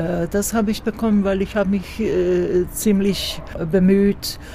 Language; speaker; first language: German; non-native, fluent; Croatian